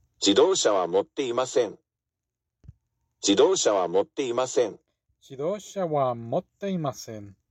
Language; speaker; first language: Japanese; non-native, learner; English